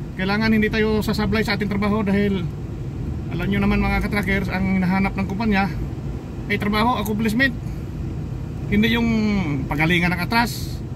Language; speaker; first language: Filipino; non-native, local second language; Cebuano